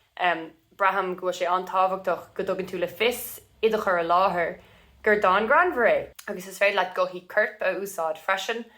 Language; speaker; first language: Irish; non-native, local second language; English